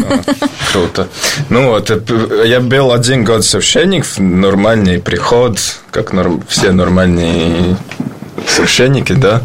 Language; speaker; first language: Russian; non-native, learner; Latvian